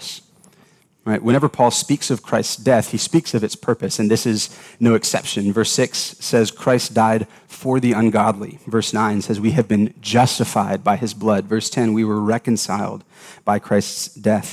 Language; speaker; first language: English; native; English